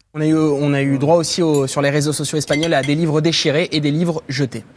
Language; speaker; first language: French; native; French